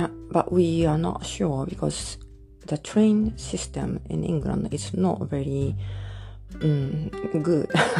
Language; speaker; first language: English; non-native, fluent; Japanese